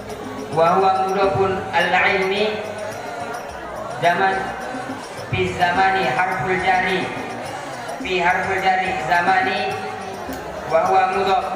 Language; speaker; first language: Arabic; non-native, learner; Indonesian